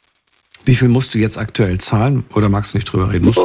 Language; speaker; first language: German; native; German